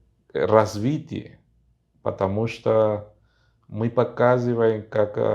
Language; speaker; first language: Russian; non-native, fluent; Spanish